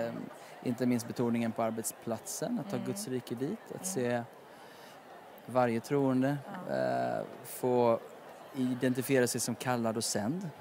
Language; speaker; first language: Swedish; native; Swedish